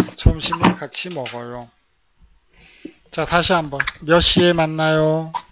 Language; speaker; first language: Korean; native; Korean